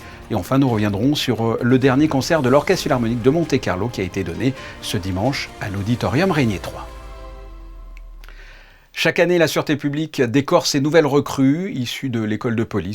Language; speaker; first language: French; native; French